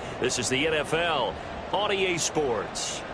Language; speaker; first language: English; native; English